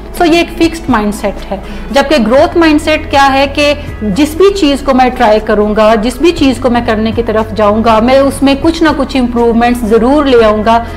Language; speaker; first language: Urdu; native; Urdu